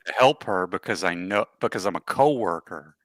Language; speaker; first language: English; native; English